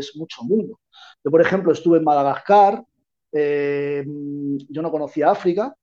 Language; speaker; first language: Spanish; native; Spanish